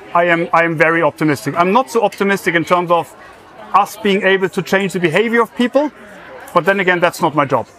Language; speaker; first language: English; non-native, fluent; German